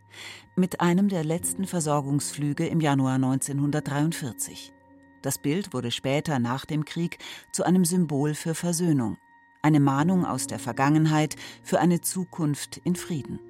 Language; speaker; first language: German; native; German